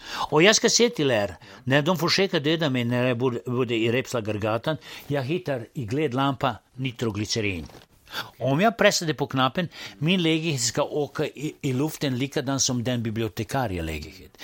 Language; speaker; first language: Swedish; non-native, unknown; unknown